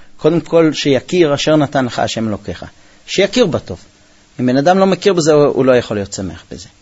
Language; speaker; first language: Hebrew; early bilingual, heritage; Hebrew